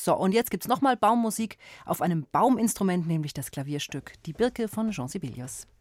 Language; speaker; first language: German; native; German